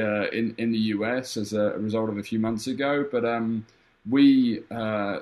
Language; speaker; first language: English; native; English